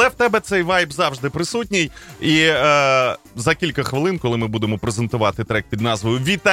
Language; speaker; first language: Ukrainian; native; Ukrainian